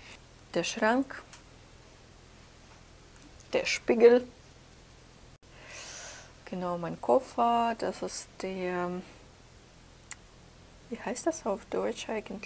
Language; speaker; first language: German; non-native, fluent; Russian